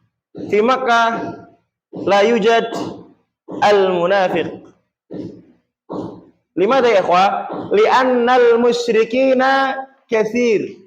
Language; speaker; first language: Arabic; non-native, learner; Indonesian